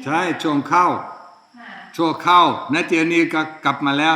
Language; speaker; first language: Thai; non-native, fluent; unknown